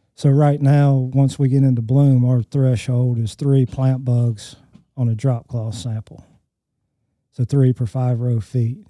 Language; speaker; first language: English; native; English